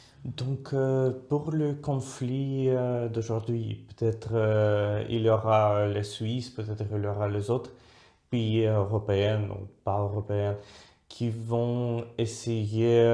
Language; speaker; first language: French; non-native, fluent; Russian